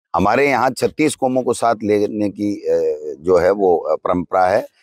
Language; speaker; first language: Hindi; native; Hindi